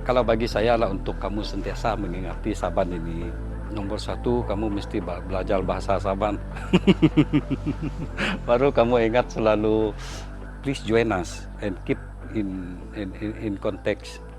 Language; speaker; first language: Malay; non-native, local second language; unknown